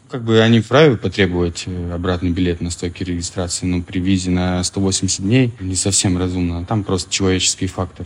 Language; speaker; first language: Russian; native; Russian